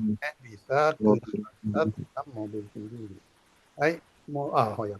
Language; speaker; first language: Indonesian; non-native, fluent; Japanese